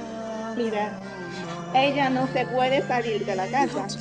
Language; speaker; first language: Spanish; non-native, learner; Chinese